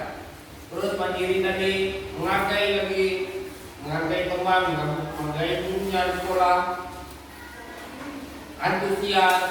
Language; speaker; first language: Indonesian; native; Indonesian